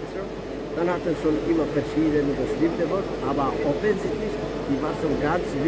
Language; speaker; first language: German; non-native, learner; Albanian